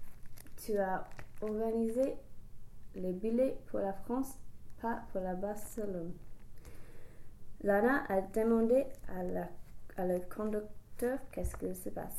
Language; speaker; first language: French; non-native, learner; English